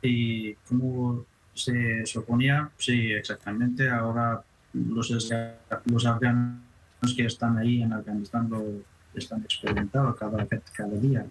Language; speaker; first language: Spanish; non-native, fluent; Persian